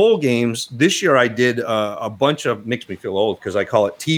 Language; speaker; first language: English; native; English